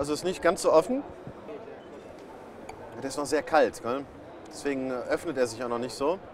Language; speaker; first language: German; native; German